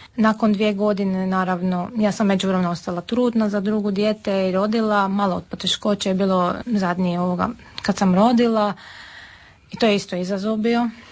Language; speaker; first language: Serbian; non-native, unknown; Armenian